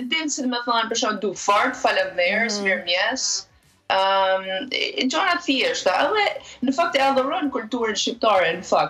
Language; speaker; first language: Albanian; native; Albanian